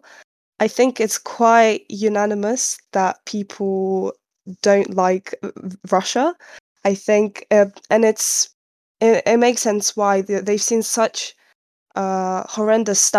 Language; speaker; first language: English; non-native, fluent; Ukrainian